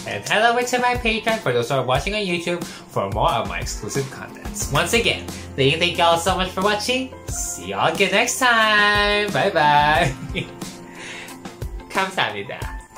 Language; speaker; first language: English; non-native, local second language; Filipino